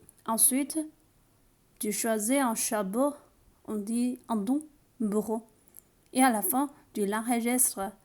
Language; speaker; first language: French; non-native, learner; Chinese